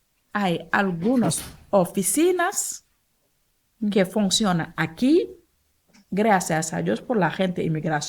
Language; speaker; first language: Spanish; non-native, learner; Wolof